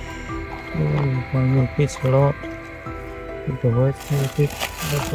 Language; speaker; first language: English; non-native, learner; Khmer